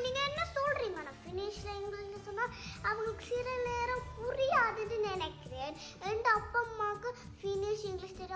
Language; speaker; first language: Tamil; early bilingual, heritage; Tamil